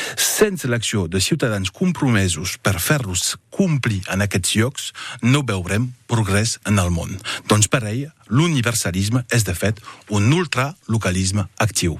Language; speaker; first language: Catalan; non-native, local second language; French